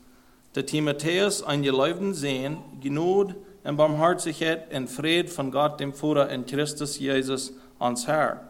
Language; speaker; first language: Dutch; non-native, learner; German